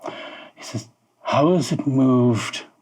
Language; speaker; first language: English; native; English